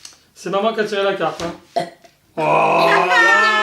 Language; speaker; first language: French; native; French